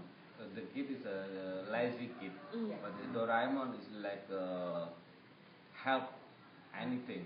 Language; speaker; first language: English; non-native, learner; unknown